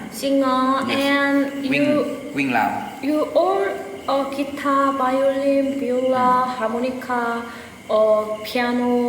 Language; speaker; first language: English; non-native, learner; Korean